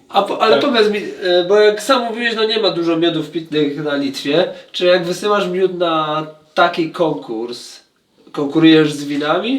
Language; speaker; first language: Polish; native; Polish